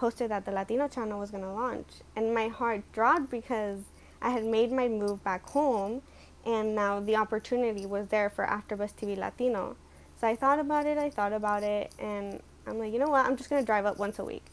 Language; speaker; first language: English; native; English